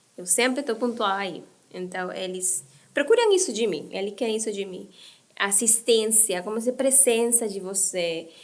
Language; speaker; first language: Portuguese; non-native, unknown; Spanish